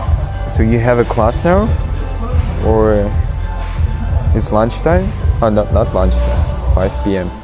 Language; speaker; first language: English; non-native, learner; Russian